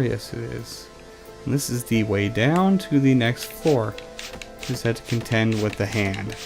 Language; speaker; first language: English; native; English